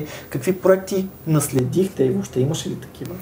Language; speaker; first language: Bulgarian; native; Bulgarian